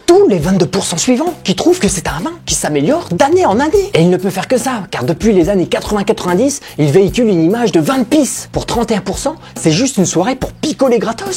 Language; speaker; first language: French; native; French